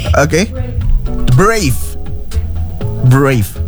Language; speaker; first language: English; non-native, fluent; Indonesian